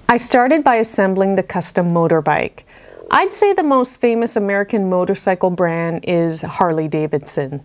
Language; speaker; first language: English; native; English